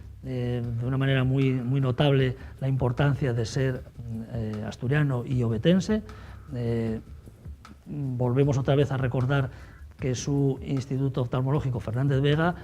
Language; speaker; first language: Spanish; native; Spanish